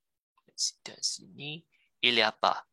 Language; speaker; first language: French; non-native, learner; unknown